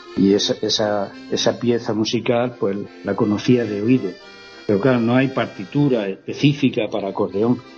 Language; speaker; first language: Spanish; native; Spanish